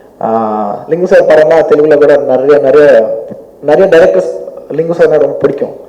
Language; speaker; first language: Tamil; non-native, local second language; Telugu